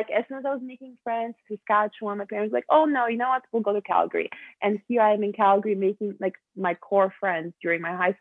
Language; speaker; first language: English; early bilingual, other home language; Albanian